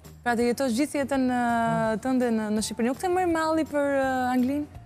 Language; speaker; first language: Albanian; native; Albanian